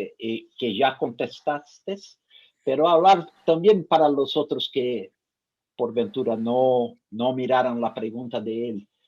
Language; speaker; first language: Spanish; non-native, fluent; Portuguese